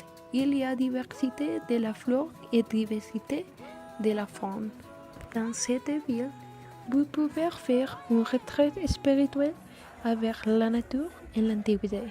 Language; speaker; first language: French; non-native, learner; Spanish